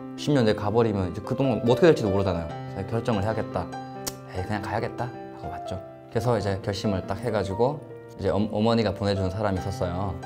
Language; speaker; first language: Korean; native; Korean